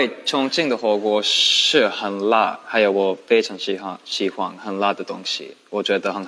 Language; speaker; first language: Chinese; non-native, learner; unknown